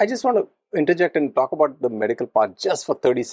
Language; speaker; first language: English; non-native, local second language; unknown